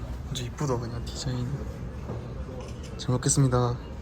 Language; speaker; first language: Korean; native; Korean